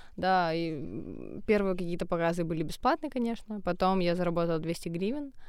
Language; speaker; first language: Russian; native; Russian